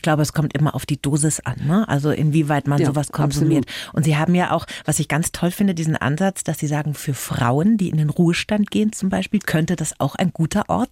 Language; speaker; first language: German; native; German